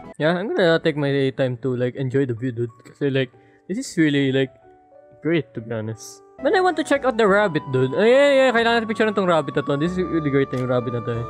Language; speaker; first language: English; non-native, local second language; Filipino